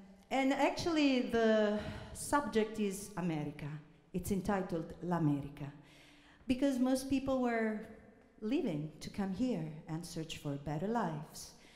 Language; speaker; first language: English; non-native, fluent; Italian